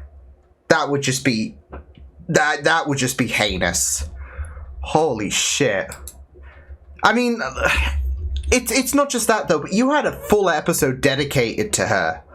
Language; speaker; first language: English; native; English